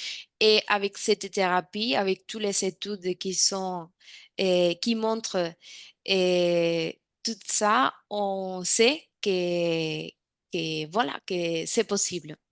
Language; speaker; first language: French; non-native, fluent; Spanish